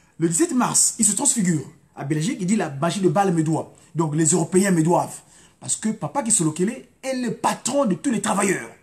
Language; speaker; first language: French; non-native, local second language; Lingala